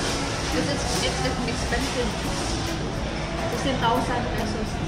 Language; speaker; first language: English; non-native, local second language; Cebuano